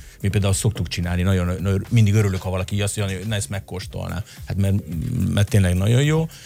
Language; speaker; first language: Hungarian; early bilingual, other home language; Italian